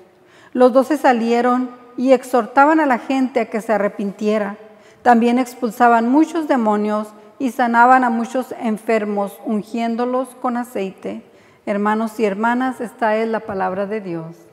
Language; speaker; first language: Spanish; native; Spanish